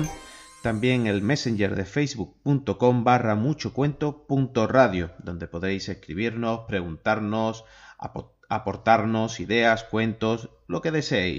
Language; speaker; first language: Spanish; native; Spanish